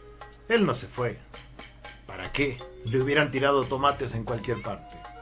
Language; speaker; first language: Spanish; native; Spanish